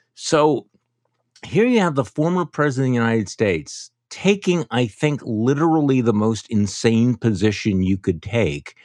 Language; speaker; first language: English; native; English